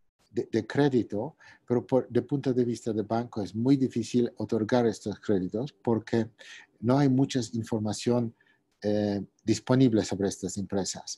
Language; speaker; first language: Spanish; non-native, fluent; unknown